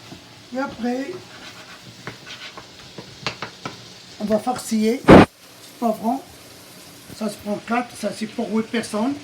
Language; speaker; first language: French; non-native, local second language; Arabic